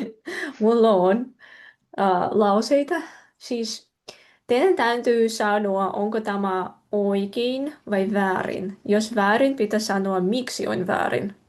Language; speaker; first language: Finnish; non-native, fluent; Russian